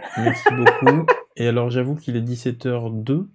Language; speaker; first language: French; native; French